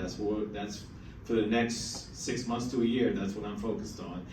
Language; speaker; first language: English; native; English